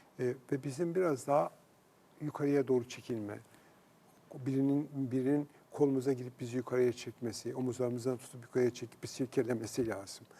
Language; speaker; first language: Turkish; native; Turkish